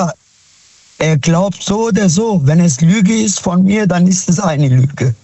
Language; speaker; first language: German; non-native, fluent; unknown